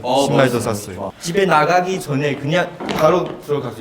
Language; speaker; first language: Korean; non-native, learner; Chinese